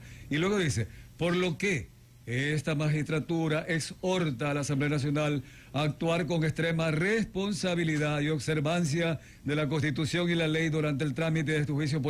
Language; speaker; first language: Spanish; native; Spanish